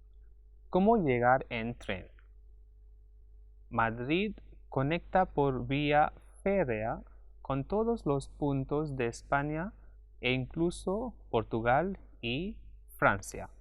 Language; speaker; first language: Spanish; non-native, fluent; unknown